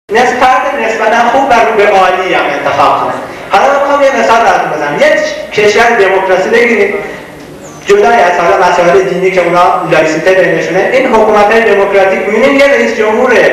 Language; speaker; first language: Persian; native; Persian